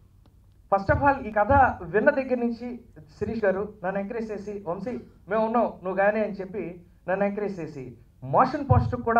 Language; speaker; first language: Telugu; native; Telugu